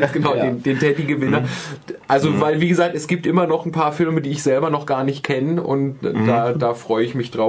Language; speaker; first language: German; native; German